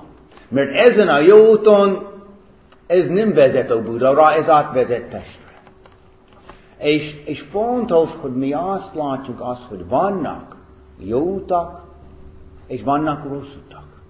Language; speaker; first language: Hungarian; non-native, fluent; English